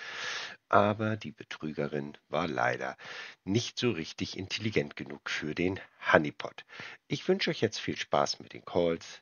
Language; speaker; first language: German; native; German